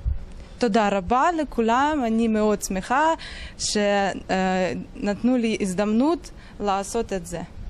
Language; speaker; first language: Hebrew; non-native, learner; Russian